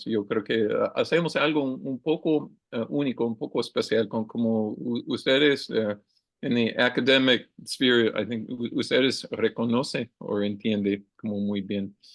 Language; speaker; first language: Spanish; non-native, learner; English